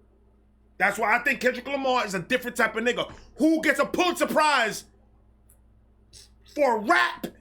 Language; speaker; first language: English; native; English